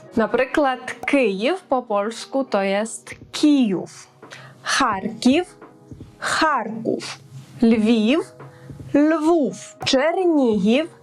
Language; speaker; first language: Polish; non-native, fluent; Ukrainian